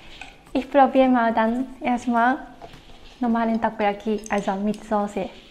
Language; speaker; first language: German; non-native, fluent; Japanese